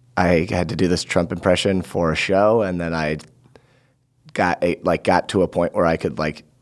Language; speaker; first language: English; native; English